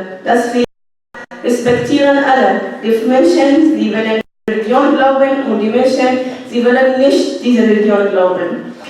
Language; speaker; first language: German; non-native, learner; Arabic